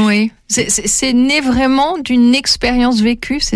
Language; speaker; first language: French; native; French